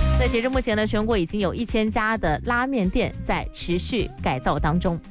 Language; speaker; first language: Chinese; non-native, local second language; Hakka Chinese